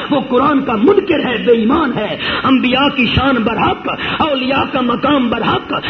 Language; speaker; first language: Urdu; non-native, local second language; Punjabi